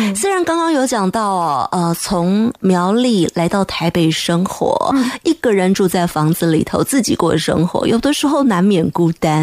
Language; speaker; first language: Chinese; native; Chinese